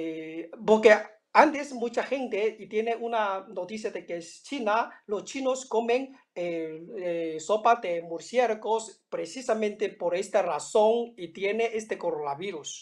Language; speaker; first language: Spanish; non-native, fluent; Chinese